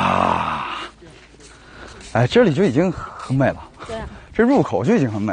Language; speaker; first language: Chinese; non-native, fluent; Korean